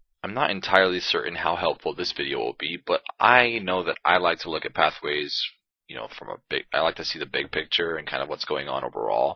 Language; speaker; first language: English; native; English